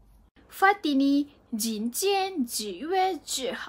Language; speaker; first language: Chinese; non-native, learner; Malay